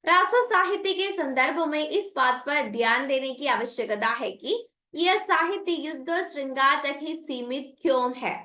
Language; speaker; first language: Hindi; non-native, local second language; Malayalam